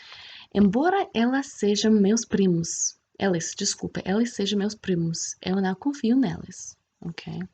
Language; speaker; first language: Portuguese; non-native, fluent; English